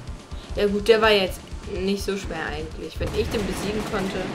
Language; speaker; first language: German; native; German